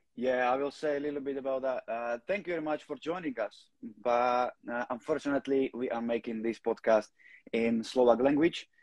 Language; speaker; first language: English; non-native, fluent; Slovak